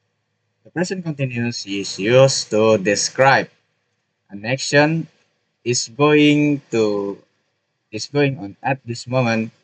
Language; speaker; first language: English; non-native, learner; Indonesian